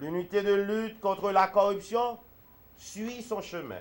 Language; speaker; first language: French; non-native, local second language; Haitian Creole